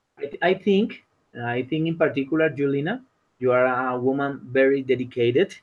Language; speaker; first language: English; non-native, learner; Spanish